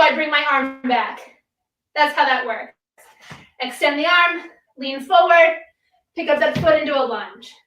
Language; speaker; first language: English; native; English